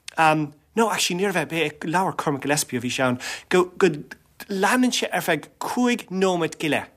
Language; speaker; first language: Irish; non-native, local second language; English